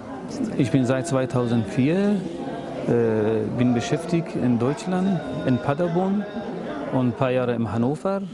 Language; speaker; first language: German; non-native, learner; Persian